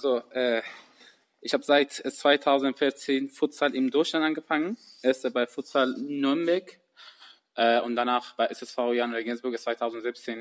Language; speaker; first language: German; non-native, learner; Persian